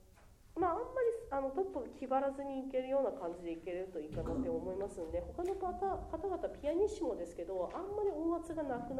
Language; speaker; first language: Japanese; native; Japanese